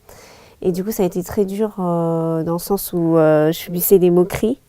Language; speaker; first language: French; early bilingual, other home language; Chinese